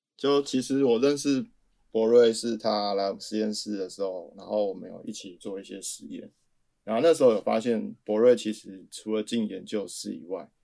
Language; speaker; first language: Chinese; native; Chinese